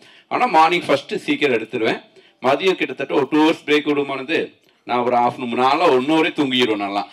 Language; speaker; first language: Tamil; native; Tamil